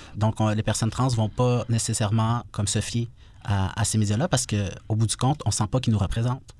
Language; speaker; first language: French; native; French